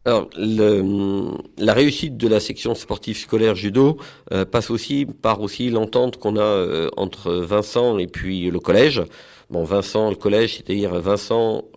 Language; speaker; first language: French; native; French